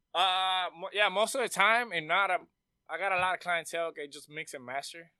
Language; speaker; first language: English; non-native, fluent; Spanish